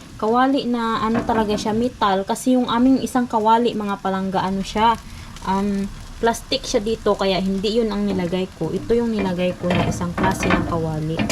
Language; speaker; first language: Filipino; non-native, local second language; Cebuano